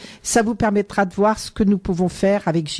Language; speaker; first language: French; native; French